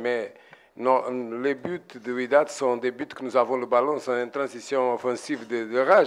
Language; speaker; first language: French; non-native, learner; Portuguese